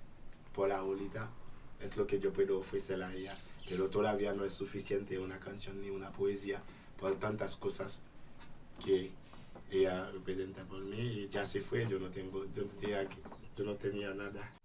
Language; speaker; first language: Spanish; non-native, fluent; Haitian Creole